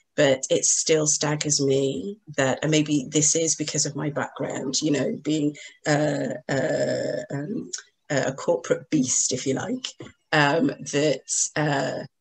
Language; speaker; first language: English; native; English